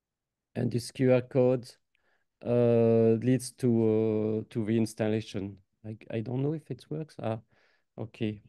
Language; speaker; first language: English; non-native, fluent; French